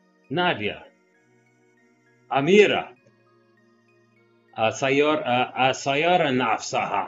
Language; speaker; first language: Arabic; non-native, learner; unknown